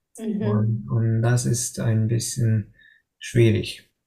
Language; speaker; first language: German; non-native, learner; Hungarian